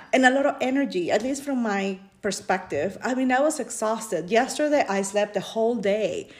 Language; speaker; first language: English; non-native, fluent; Spanish